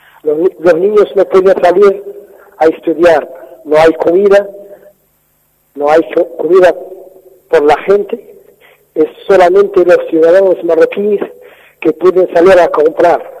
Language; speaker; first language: Spanish; non-native, fluent; Arabic